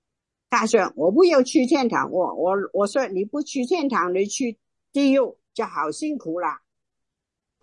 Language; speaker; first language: Chinese; non-native, local second language; Cantonese